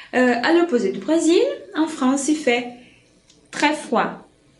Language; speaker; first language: French; non-native, fluent; Portuguese